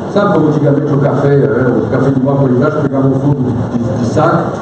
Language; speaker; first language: Portuguese; non-native, fluent; French